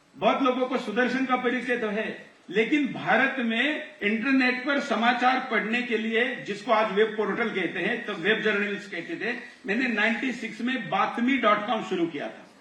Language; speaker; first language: Hindi; non-native, local second language; Marathi